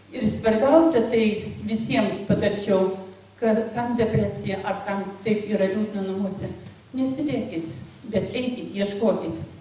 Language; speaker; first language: Lithuanian; native; Lithuanian